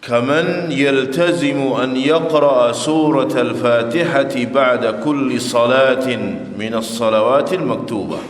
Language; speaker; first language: Arabic; non-native, fluent; Indonesian